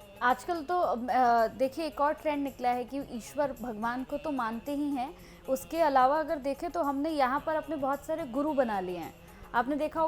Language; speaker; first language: Hindi; native; Hindi